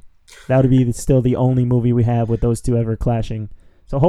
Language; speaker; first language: English; native; English